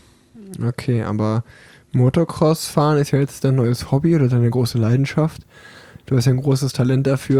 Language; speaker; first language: German; native; German